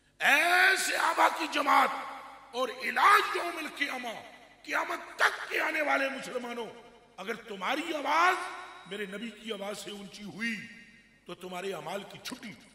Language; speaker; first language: Urdu; non-native, local second language; Punjabi